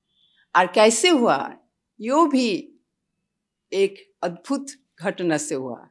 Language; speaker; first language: Hindi; non-native, local second language; Bangla